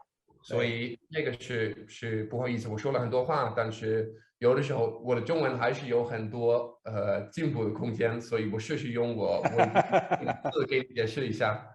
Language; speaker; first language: Chinese; non-native, fluent; Danish